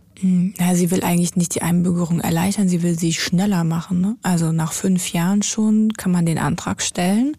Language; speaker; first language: German; native; German